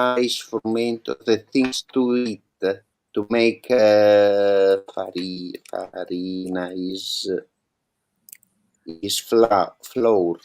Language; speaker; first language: English; non-native, learner; Italian